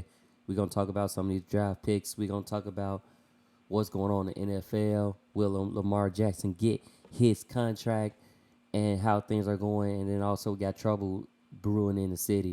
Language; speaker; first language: English; native; English